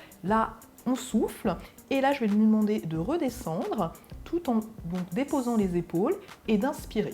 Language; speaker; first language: French; native; French